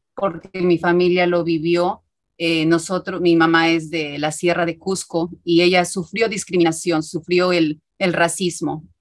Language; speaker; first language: Spanish; native; Spanish